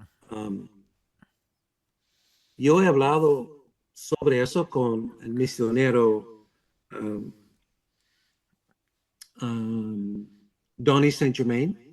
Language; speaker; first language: Spanish; non-native, fluent; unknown